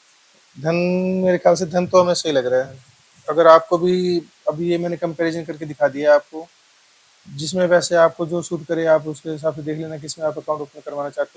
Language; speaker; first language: Hindi; native; Hindi